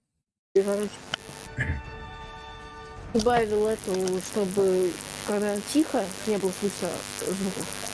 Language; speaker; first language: Russian; native; Russian